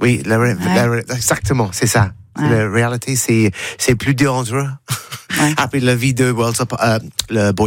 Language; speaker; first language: French; non-native, learner; English